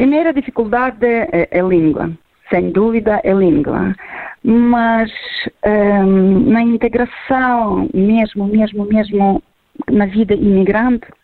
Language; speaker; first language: Portuguese; non-native, fluent; Ukrainian